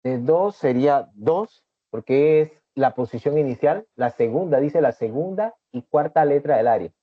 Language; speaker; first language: Spanish; native; Spanish